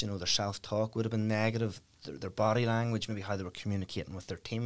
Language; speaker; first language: English; native; English